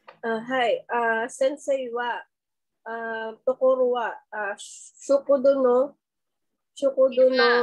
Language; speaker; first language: Japanese; non-native, learner; Filipino